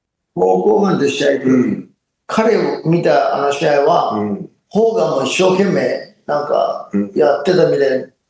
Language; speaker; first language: Japanese; non-native, fluent; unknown